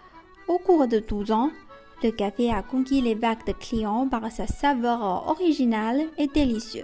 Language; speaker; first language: French; non-native, fluent; Chinese